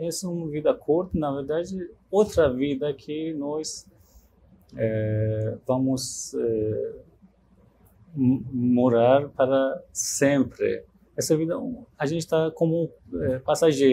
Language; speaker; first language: Portuguese; non-native, learner; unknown